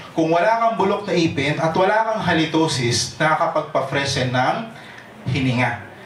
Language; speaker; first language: Filipino; native; Filipino